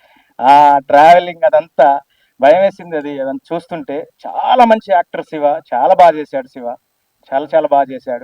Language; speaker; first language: Telugu; native; Telugu